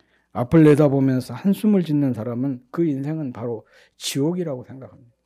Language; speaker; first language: Korean; native; Korean